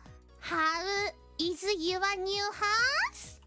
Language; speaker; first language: Japanese; native; Japanese